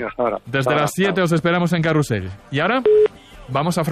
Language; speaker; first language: Spanish; native; Spanish